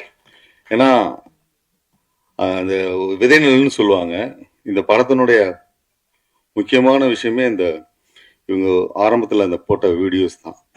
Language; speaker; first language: Tamil; native; Tamil